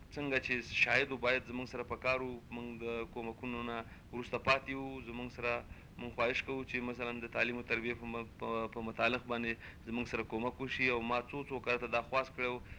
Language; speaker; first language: Pashto; non-native, local second language; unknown